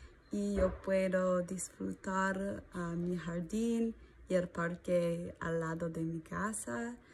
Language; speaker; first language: Spanish; non-native, learner; English